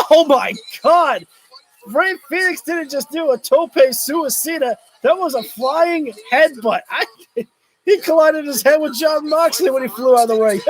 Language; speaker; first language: English; native; English